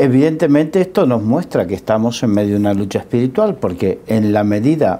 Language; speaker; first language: Spanish; native; Spanish